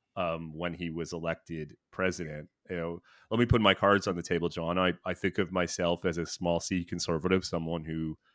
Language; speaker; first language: English; native; English